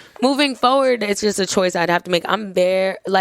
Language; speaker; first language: English; native; English